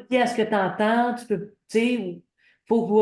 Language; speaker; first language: French; native; French